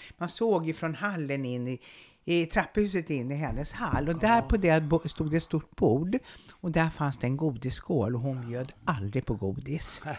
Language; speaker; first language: Swedish; native; Swedish